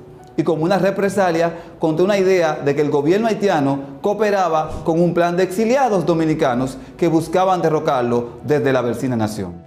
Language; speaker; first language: Spanish; native; Spanish